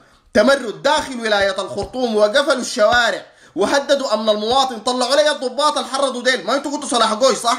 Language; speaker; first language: Arabic; native; Arabic